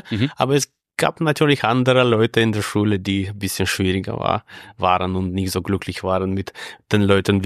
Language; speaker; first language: German; non-native, fluent; Russian